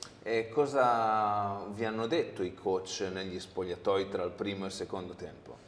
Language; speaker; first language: Italian; native; Italian